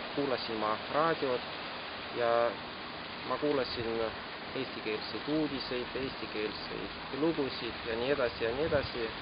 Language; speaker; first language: Estonian; non-native, local second language; Russian